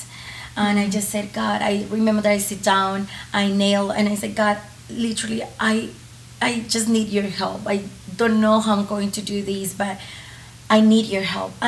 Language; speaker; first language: English; non-native, fluent; Spanish